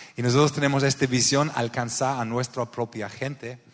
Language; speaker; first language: Spanish; non-native, learner; German